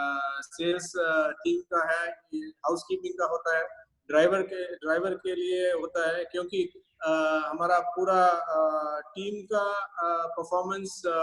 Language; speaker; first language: Hindi; non-native, local second language; Tamil